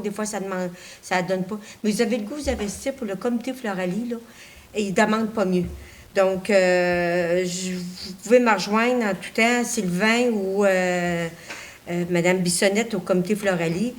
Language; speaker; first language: French; native; French